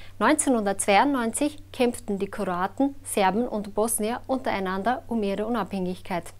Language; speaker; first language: German; native; German